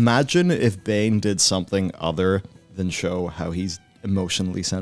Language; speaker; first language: English; native; English